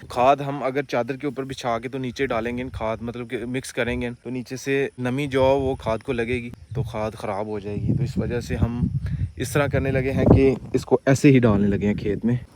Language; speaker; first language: Urdu; non-native, local second language; Punjabi